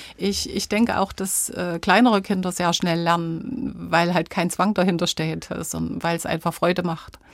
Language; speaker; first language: German; native; German